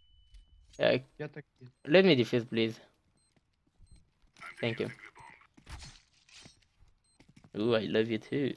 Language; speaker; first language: English; non-native, learner; Romanian